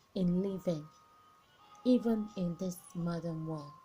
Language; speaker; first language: English; non-native, local second language; Yoruba